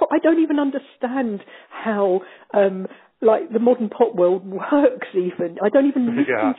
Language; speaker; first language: English; native; English